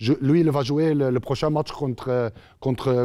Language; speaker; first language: French; non-native, learner; Arabic